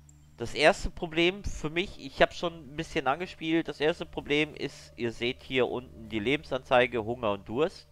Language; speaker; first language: German; native; German